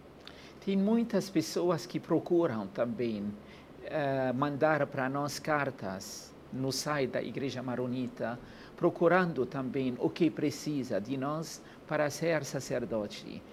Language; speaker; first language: Portuguese; non-native, learner; Arabic